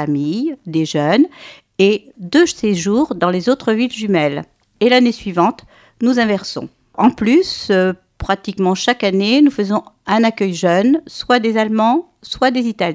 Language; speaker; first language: French; native; French